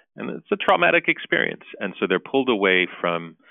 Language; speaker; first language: English; early bilingual, other home language; Turkish